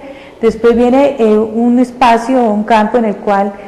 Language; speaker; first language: Spanish; native; Spanish